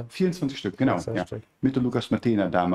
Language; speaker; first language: German; native; German